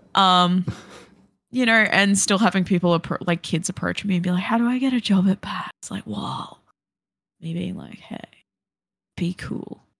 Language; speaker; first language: English; native; English